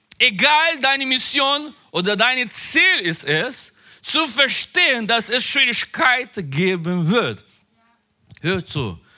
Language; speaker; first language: German; non-native, learner; Portuguese